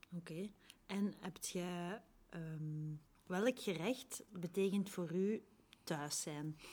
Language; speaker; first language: Dutch; native; Dutch